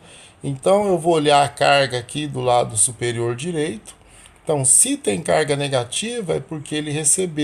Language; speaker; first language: Portuguese; native; Portuguese